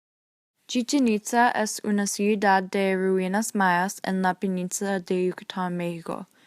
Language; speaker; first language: Spanish; non-native, learner; English